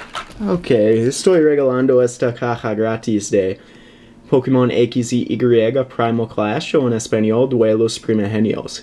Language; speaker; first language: Spanish; non-native, learner; English